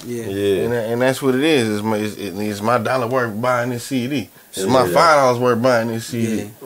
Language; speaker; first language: English; native; English